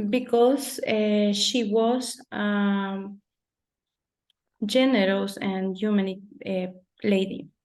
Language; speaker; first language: English; non-native, learner; Spanish